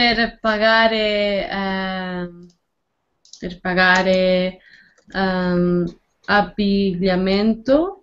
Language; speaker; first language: Italian; non-native, learner; Spanish